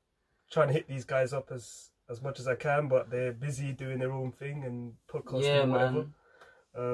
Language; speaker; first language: English; native; English